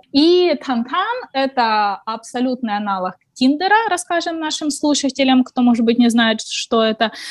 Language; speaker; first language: Russian; native; Russian